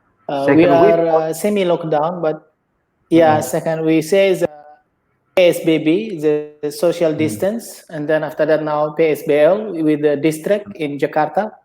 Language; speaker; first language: English; non-native, learner; Indonesian